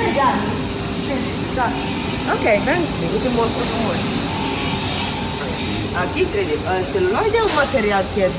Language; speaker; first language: Portuguese; non-native, learner; Italian